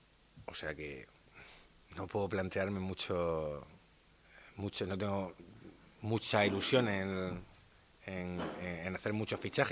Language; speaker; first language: Spanish; native; Spanish